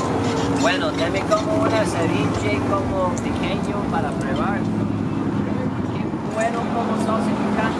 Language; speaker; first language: Spanish; non-native, learner; English